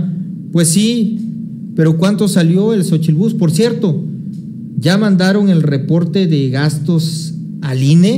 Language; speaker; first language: Spanish; native; Spanish